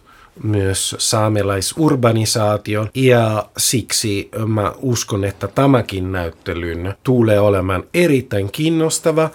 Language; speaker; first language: Finnish; non-native, fluent; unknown